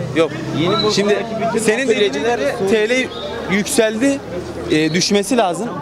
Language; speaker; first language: Turkish; native; Turkish